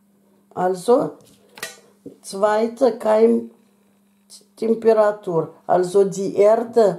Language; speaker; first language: German; non-native, fluent; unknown